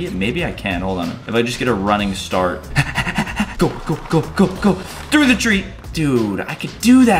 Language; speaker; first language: English; native; English